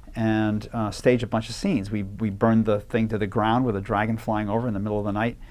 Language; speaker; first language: English; native; English